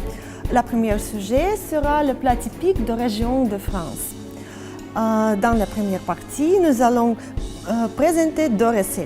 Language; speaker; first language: French; non-native, fluent; Russian